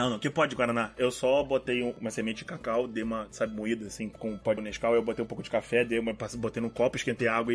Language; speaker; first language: Portuguese; native; Portuguese